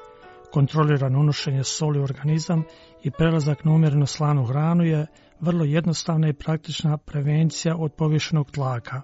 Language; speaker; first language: Croatian; native; Croatian